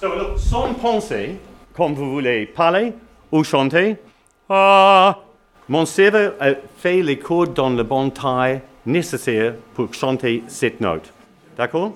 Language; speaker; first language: French; non-native, learner; English